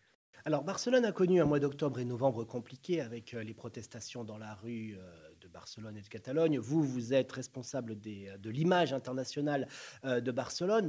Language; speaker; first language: French; native; French